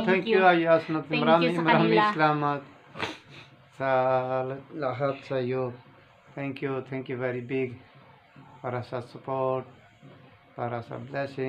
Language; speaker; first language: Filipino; non-native, learner; Urdu